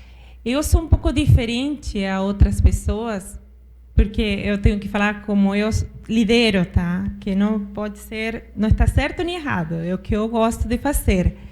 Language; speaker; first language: Portuguese; non-native, fluent; Spanish